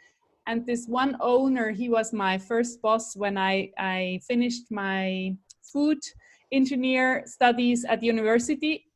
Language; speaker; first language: English; non-native, fluent; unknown